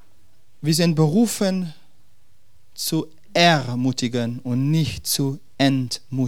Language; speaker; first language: German; non-native, fluent; Dutch